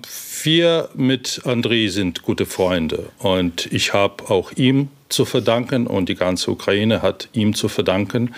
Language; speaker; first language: German; non-native, fluent; Ukrainian